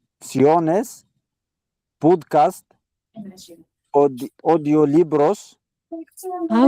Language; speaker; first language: Spanish; non-native, learner; Arabic